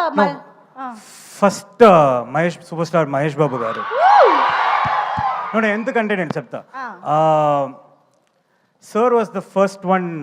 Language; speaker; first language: Telugu; non-native, learner; Tamil